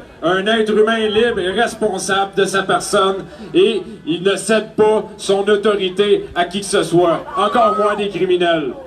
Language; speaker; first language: French; native; French